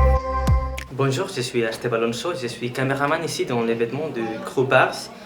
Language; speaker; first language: French; non-native, learner; Spanish